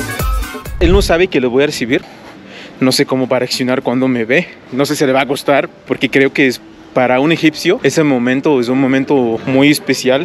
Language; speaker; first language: Spanish; non-native, fluent; Arabic